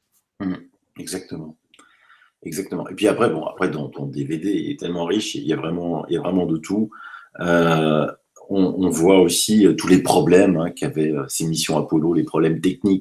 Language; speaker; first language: French; native; French